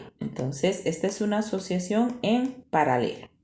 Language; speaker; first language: Spanish; native; Spanish